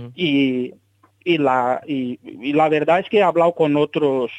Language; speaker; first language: Spanish; early bilingual, other home language; Portuguese